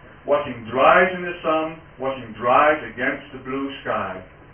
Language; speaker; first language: English; non-native, fluent; Dutch